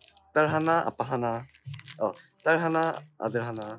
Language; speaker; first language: Korean; non-native, fluent; English